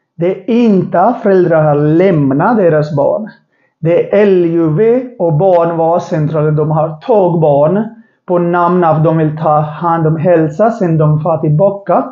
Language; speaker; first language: Swedish; non-native, learner; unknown